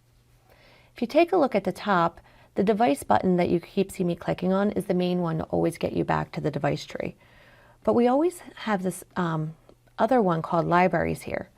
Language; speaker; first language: English; native; English